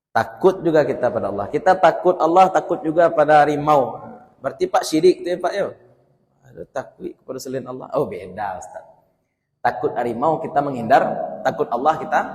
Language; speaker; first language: Malay; non-native, local second language; Minangkabau